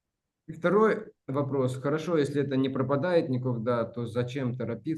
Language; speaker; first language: Russian; native; Russian